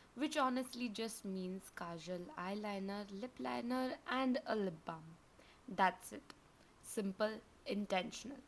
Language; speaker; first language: English; non-native, local second language; Marathi